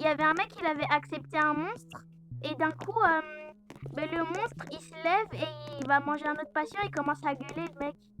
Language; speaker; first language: French; native; French